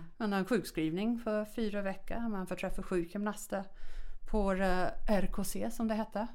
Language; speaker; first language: Swedish; native; Swedish